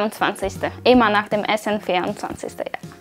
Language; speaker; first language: German; non-native, learner; Polish